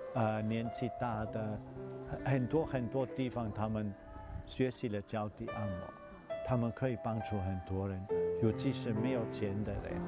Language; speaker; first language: Chinese; non-native, fluent; German